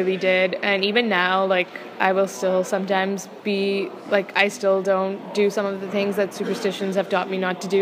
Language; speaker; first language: English; non-native, local second language; Punjabi